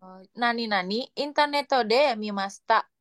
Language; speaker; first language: Japanese; non-native, learner; Indonesian